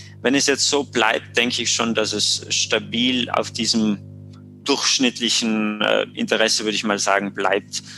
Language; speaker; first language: German; native; German